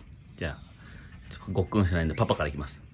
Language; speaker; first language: Japanese; native; Japanese